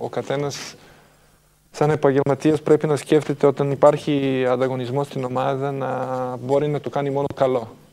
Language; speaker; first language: Greek; non-native, fluent; Serbian